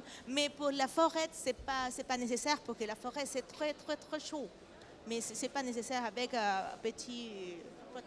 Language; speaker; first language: French; non-native, learner; Spanish